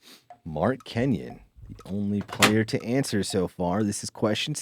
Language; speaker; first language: English; native; English